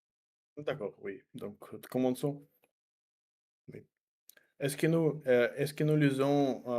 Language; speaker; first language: French; non-native, learner; Russian